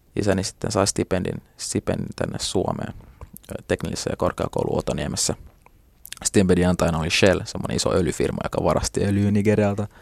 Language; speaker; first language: Finnish; early bilingual, other home language; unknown